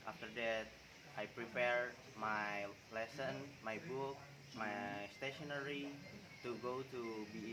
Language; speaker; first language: English; non-native, learner; Indonesian